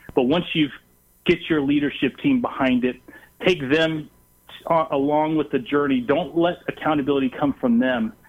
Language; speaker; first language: English; non-native, fluent; Portuguese